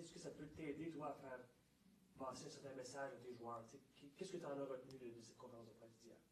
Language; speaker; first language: French; native; French